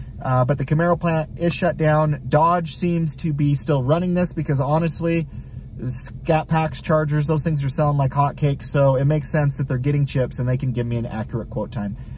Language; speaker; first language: English; native; English